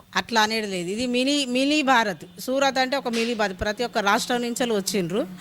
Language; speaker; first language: Telugu; native; Telugu